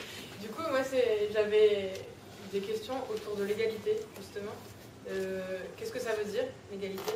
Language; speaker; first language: French; native; French